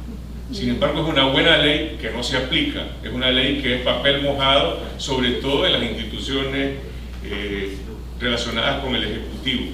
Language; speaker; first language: Spanish; native; Spanish